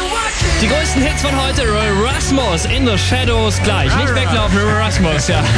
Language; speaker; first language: German; native; German